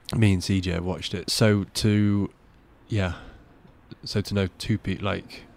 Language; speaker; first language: English; native; English